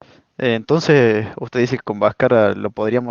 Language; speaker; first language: Spanish; native; Spanish